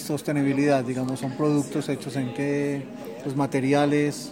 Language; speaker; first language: Spanish; native; Spanish